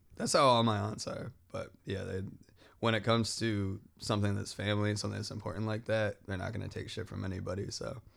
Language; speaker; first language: English; native; English